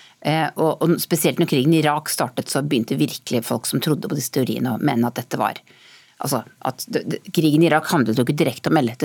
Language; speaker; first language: Norwegian; native; Norwegian